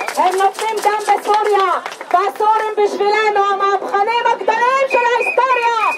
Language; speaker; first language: Hebrew; non-native, local second language; Arabic